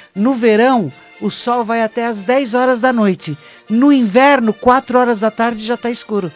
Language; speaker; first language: Portuguese; native; Portuguese